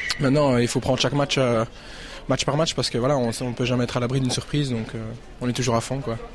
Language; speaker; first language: French; native; French